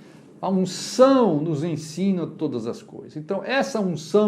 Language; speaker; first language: Portuguese; native; Portuguese